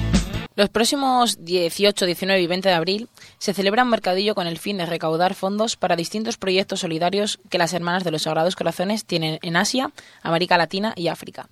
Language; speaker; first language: Spanish; native; Spanish